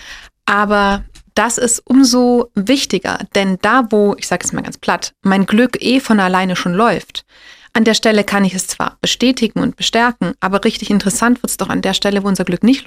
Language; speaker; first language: German; native; German